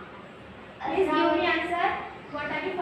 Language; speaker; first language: English; non-native, learner; Hindi